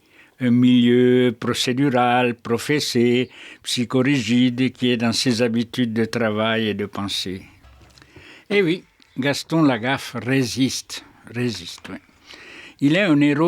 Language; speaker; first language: French; native; French